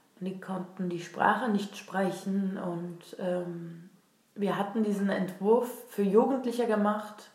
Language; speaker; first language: German; non-native, fluent; Turkish